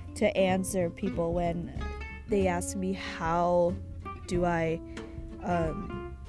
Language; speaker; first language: English; early bilingual, other home language; Japanese